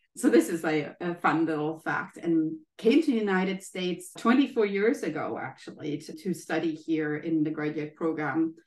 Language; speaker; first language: English; non-native, fluent; German